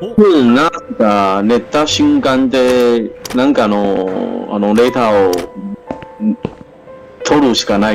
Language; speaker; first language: Japanese; non-native, learner; Chinese